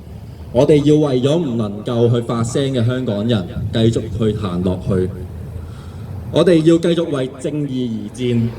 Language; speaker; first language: Cantonese; native; Cantonese